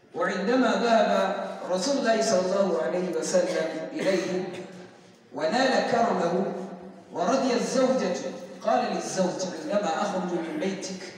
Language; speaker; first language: Arabic; non-native, learner; Hausa